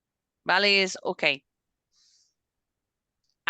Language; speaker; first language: Spanish; non-native, fluent; English